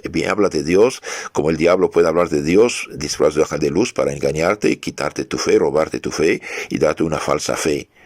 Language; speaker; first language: Spanish; non-native, fluent; French